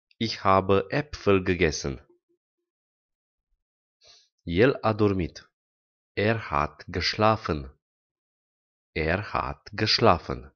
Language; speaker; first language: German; non-native, fluent; Romanian